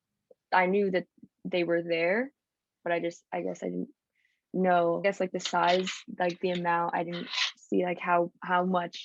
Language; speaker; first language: English; native; English